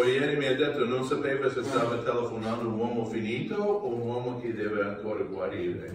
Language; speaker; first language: Italian; non-native, learner; English